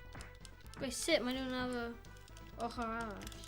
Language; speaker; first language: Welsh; non-native, local second language; English